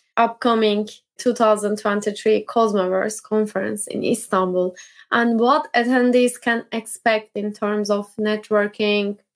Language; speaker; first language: English; non-native, fluent; Turkish